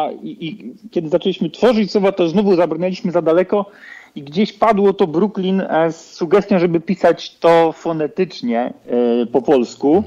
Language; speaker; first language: Polish; native; Polish